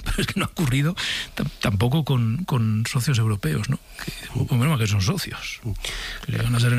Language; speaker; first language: Spanish; native; Spanish